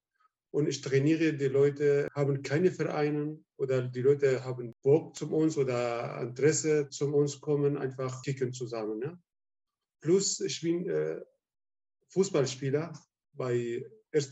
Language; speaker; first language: German; non-native, learner; Arabic